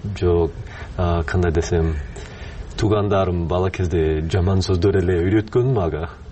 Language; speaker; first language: Kyrgyz; non-native, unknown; English